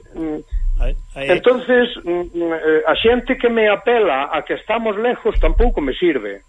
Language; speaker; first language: Galician; native; Galician